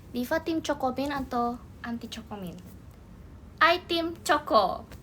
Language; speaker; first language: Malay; non-native, learner; Indonesian